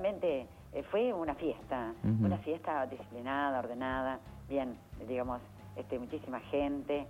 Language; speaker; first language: Spanish; native; Spanish